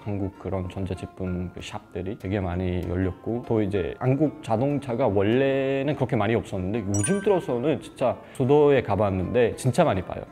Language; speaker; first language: Korean; non-native, fluent; Uzbek